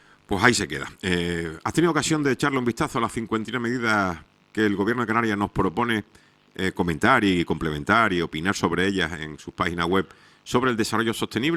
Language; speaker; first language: Spanish; native; Spanish